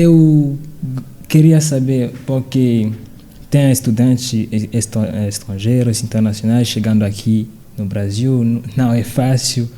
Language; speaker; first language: Portuguese; non-native, fluent; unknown